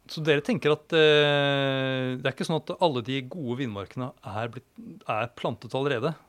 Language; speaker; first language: Norwegian; native; Norwegian